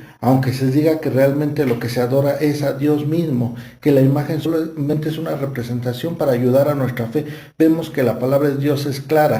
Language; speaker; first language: Spanish; native; Spanish